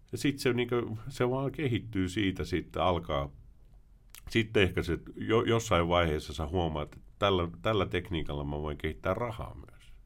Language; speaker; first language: Finnish; early bilingual, heritage; Finnish